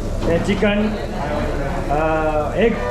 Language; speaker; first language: English; non-native, learner; Sinhala